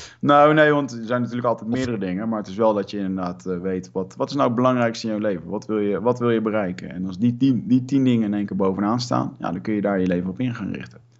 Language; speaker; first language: Dutch; native; Dutch